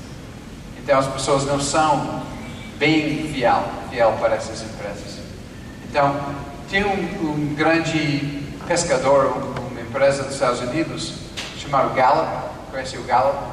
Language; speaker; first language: Portuguese; non-native, fluent; English